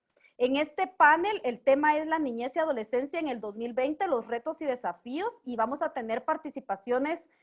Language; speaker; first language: Spanish; native; Spanish